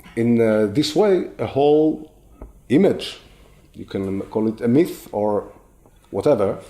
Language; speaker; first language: English; non-native, fluent; Hebrew